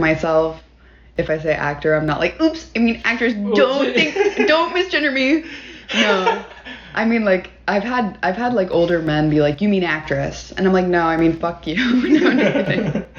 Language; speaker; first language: English; native; English